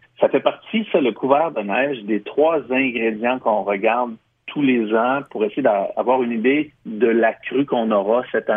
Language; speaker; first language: French; native; French